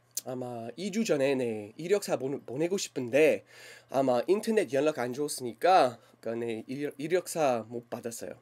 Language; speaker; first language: Korean; non-native, learner; English